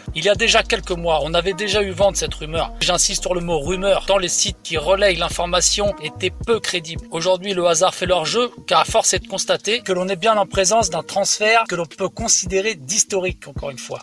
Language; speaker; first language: French; native; French